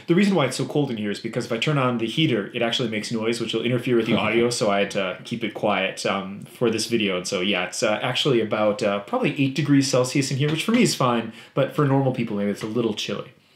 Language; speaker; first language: English; native; English